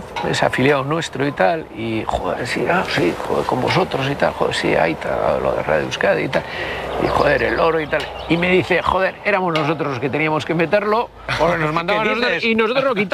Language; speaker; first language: Spanish; native; Spanish